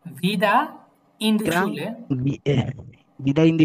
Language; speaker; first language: German; non-native, fluent; Bangla